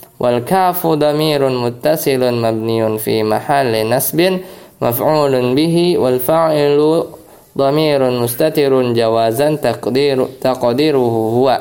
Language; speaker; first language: Arabic; non-native, fluent; Indonesian